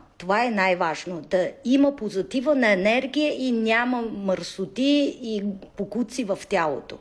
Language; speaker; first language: Bulgarian; non-native, learner; Chinese